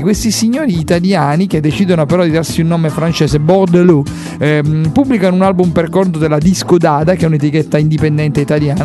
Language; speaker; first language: Italian; native; Italian